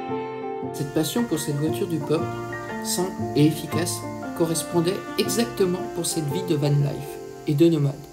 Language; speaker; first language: French; native; French